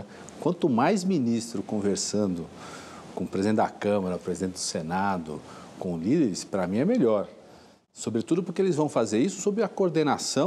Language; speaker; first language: Portuguese; native; Portuguese